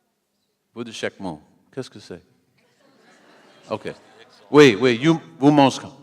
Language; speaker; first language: French; non-native, learner; English